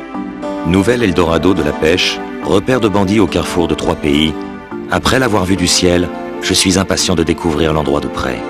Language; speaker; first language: French; native; French